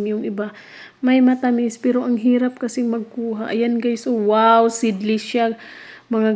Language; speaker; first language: Filipino; native; Filipino